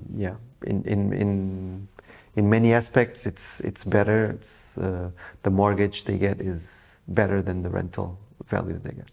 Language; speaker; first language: English; non-native, fluent; Portuguese